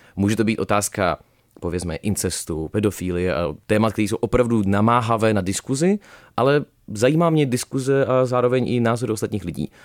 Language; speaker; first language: Czech; early bilingual, other home language; Russian